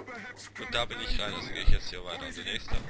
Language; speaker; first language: German; native; German